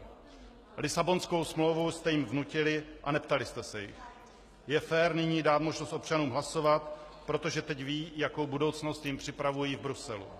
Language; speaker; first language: Czech; native; Czech